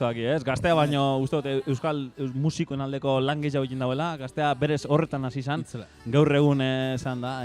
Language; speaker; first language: Basque; native; Basque